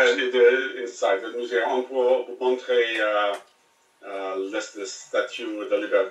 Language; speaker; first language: French; non-native, learner; English